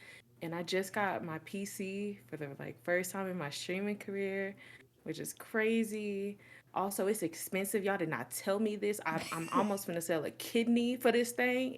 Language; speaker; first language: English; native; English